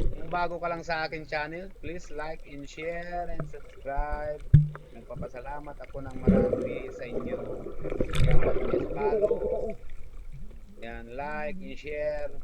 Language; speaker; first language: Filipino; native; Filipino